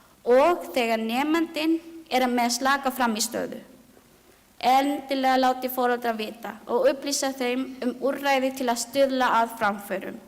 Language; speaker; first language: Icelandic; non-native, learner; Filipino